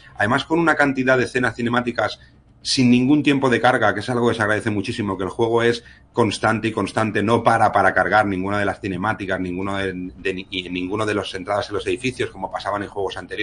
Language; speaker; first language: Spanish; native; Spanish